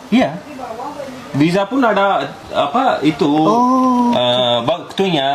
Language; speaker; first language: Indonesian; non-native, fluent; Urdu